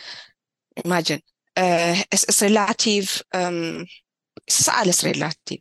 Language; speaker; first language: German; non-native, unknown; Tigrinya